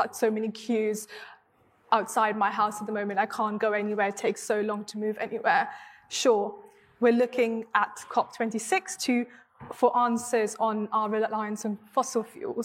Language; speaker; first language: English; non-native, local second language; Hindi